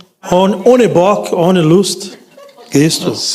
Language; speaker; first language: German; non-native, fluent; Portuguese